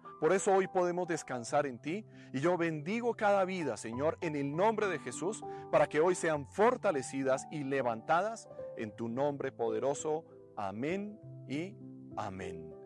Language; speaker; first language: Spanish; native; Spanish